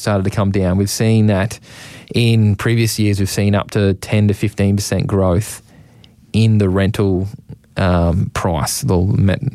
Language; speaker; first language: English; native; English